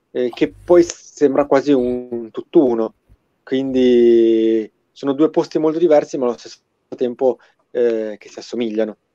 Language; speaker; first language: Italian; native; Italian